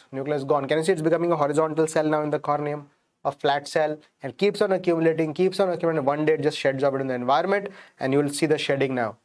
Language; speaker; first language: English; non-native, local second language; Hindi